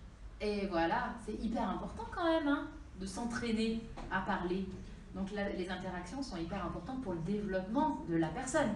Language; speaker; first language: French; native; French